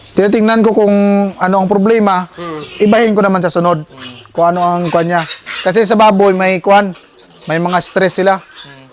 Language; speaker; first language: Filipino; non-native, local second language; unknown